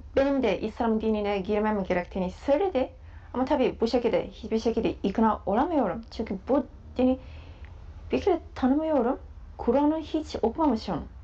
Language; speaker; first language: Turkish; non-native, fluent; Japanese